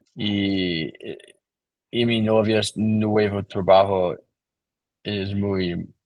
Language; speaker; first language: Spanish; non-native, learner; English